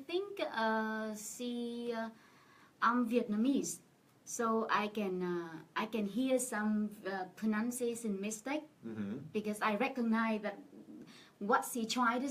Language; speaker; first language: English; non-native, fluent; Vietnamese